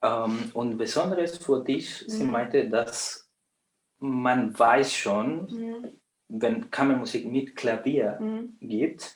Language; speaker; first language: German; non-native, fluent; Spanish